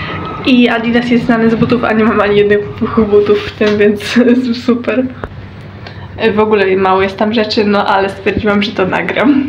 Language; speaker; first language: Polish; native; Polish